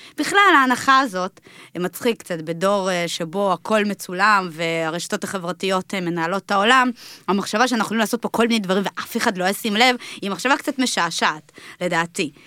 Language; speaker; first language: Hebrew; early bilingual, other home language; Russian